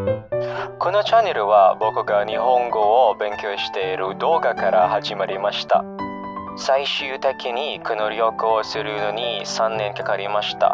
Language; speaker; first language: Japanese; non-native, learner; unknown